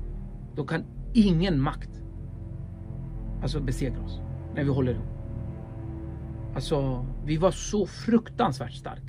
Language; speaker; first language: Swedish; early bilingual, other home language; Kurdish